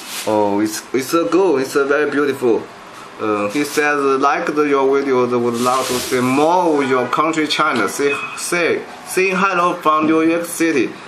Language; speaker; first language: English; non-native, learner; Chinese